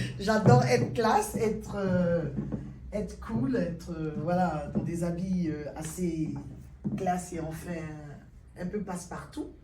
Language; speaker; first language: French; native; French